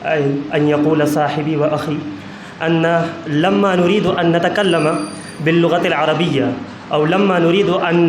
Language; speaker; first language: Arabic; non-native, fluent; Urdu